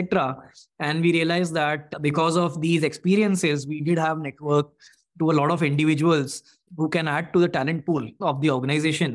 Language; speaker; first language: English; non-native, local second language; Hindi